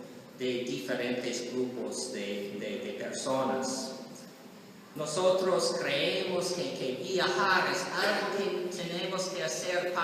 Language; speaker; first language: Spanish; non-native, learner; English